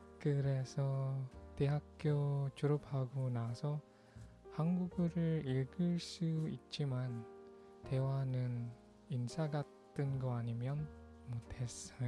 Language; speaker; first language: Korean; non-native, learner; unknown